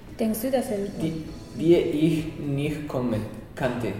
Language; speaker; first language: German; non-native, learner; Spanish